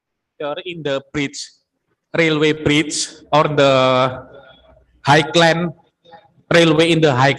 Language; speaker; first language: English; non-native, learner; Indonesian